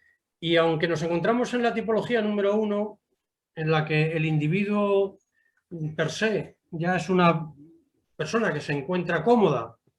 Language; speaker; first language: Spanish; native; Spanish